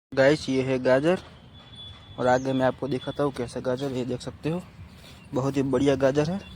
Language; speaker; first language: Hindi; non-native, local second language; Gujarati